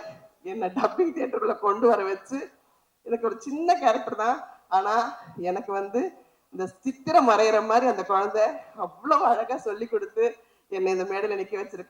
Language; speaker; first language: Tamil; native; Tamil